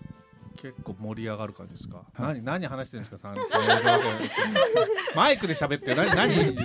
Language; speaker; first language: Japanese; native; Japanese